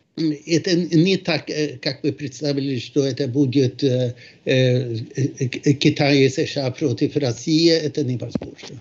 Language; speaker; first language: Russian; non-native, fluent; Swedish